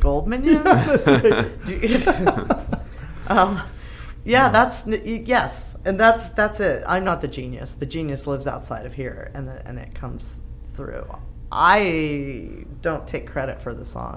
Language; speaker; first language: English; native; English